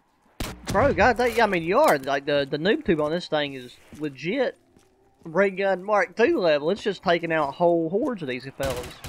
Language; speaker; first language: English; native; English